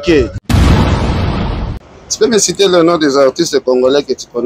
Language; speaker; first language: French; non-native, local second language; Lingala